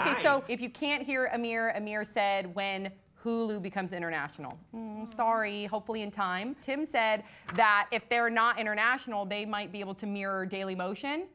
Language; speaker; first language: English; native; English